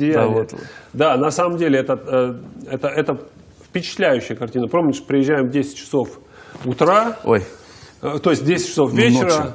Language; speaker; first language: Russian; native; Russian